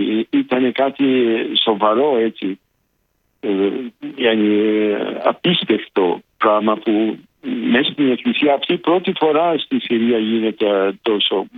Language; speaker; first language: Greek; non-native, local second language; Arabic